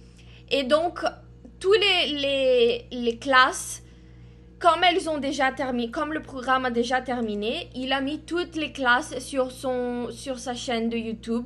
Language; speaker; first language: French; non-native, fluent; Portuguese